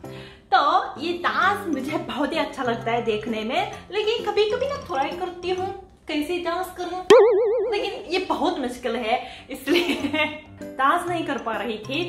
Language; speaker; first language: Hindi; non-native, fluent; Japanese